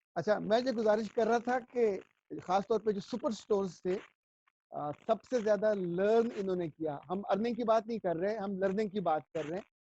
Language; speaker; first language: Urdu; non-native, local second language; Punjabi